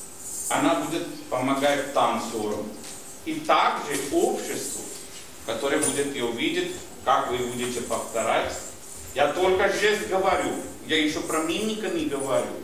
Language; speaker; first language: Russian; non-native, learner; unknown